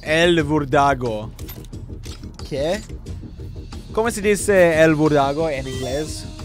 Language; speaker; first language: Spanish; non-native, learner; English